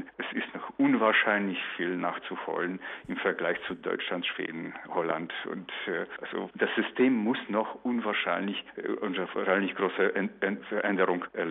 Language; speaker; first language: German; non-native, fluent; Polish